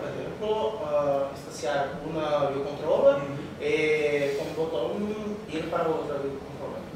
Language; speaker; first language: Spanish; non-native, learner; Portuguese